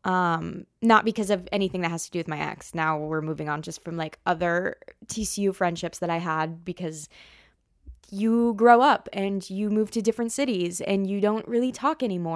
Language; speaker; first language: English; native; English